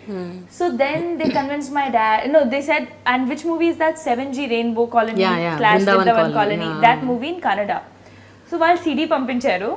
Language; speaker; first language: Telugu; non-native, fluent; Hindi